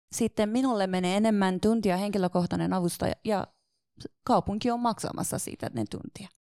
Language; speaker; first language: Finnish; non-native, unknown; Persian